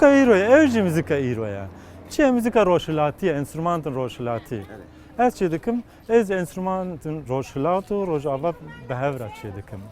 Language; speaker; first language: Kurdish; non-native, local second language; Zaza